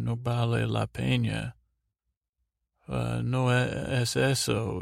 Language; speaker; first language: Spanish; non-native, learner; English